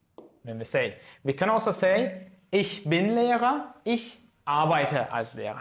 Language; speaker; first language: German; non-native, fluent; Azerbaijani